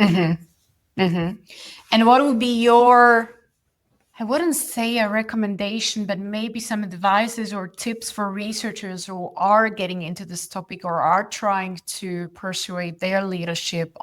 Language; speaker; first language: English; non-native, fluent; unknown